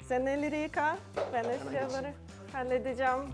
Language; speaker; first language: Turkish; non-native, learner; Russian